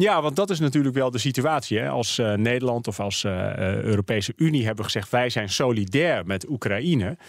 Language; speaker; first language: Dutch; native; Dutch